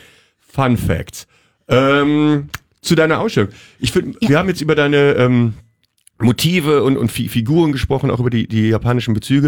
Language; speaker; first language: German; native; German